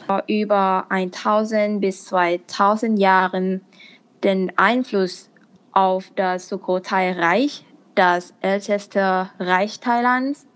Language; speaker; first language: German; non-native, fluent; Thai